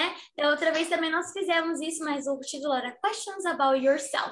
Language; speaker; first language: Portuguese; native; Portuguese